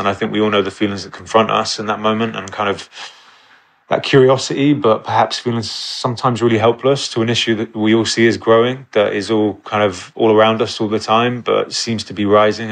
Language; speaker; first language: English; native; English